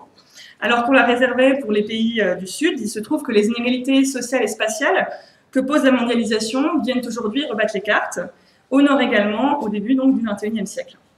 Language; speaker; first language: French; native; French